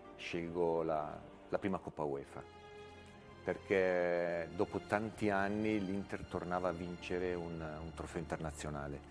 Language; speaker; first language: Italian; native; Italian